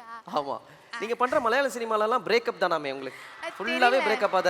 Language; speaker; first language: Tamil; native; Tamil